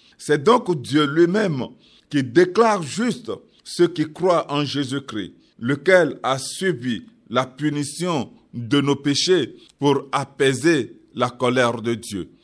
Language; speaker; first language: French; non-native, local second language; Yoruba